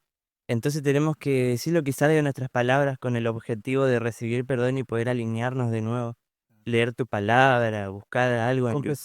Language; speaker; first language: Spanish; native; Spanish